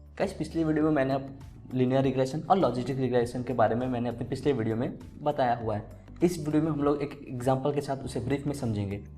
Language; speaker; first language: Hindi; native; Hindi